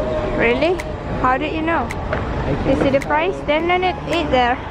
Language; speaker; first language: English; non-native, learner; Indonesian